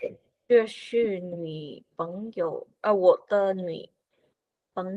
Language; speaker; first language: Chinese; non-native, learner; Vietnamese